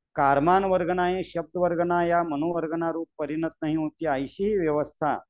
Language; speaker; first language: Hindi; non-native, local second language; Marathi